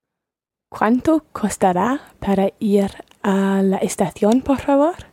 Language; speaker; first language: Spanish; non-native, learner; English